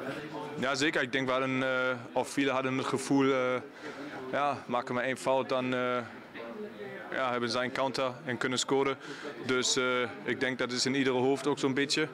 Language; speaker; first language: Dutch; non-native, learner; German